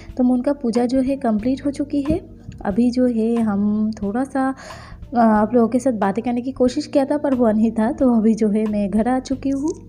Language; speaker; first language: Hindi; non-native, local second language; Bangla